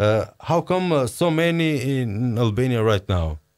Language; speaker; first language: English; non-native, fluent; Albanian